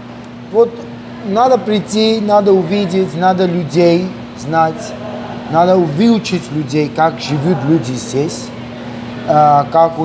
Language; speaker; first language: Russian; non-native, local second language; Armenian